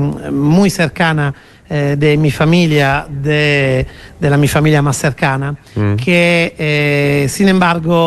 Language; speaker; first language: Spanish; non-native, fluent; Italian